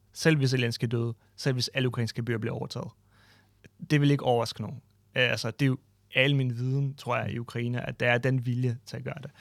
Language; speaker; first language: Danish; non-native, fluent; Ukrainian